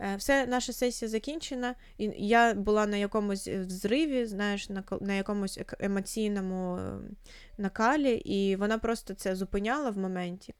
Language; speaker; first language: Ukrainian; non-native, local second language; Russian